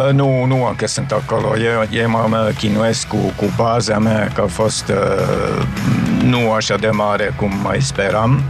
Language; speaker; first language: Romanian; non-native, fluent; German